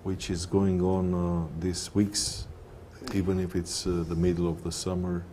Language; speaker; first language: English; non-native, fluent; Romanian